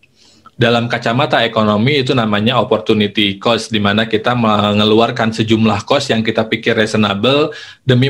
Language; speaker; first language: Indonesian; native; Indonesian